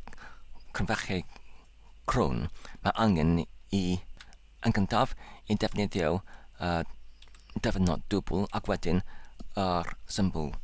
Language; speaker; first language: Welsh; non-native, local second language; English